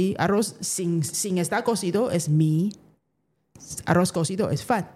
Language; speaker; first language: Spanish; non-native, fluent; Chinese